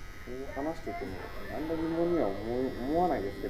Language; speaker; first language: Japanese; native; Japanese